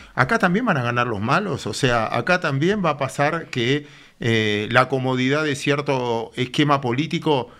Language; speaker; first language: Spanish; native; Spanish